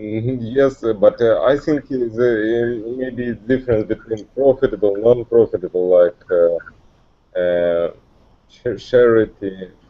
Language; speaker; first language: English; non-native, learner; Russian